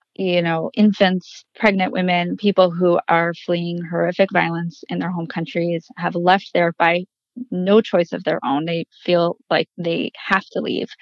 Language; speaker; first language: English; native; English